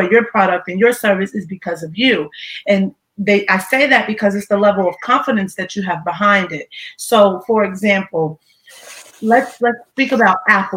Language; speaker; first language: English; native; English